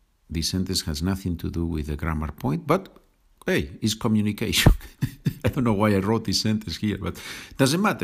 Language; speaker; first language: English; non-native, fluent; Spanish